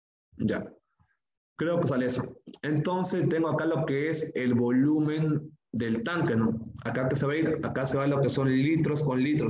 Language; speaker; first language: Spanish; native; Spanish